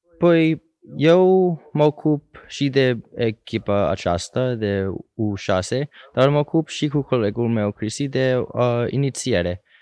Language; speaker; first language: Romanian; early bilingual, heritage; Romanian